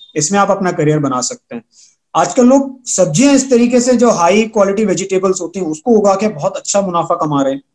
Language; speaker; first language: Hindi; native; Hindi